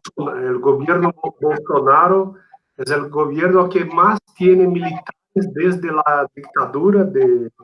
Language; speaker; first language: Spanish; non-native, fluent; Portuguese